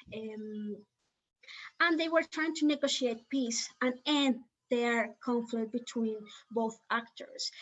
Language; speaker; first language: English; non-native, fluent; Spanish